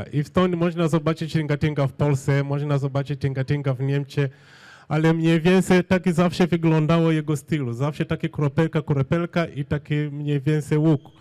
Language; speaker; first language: Polish; non-native, fluent; Swahili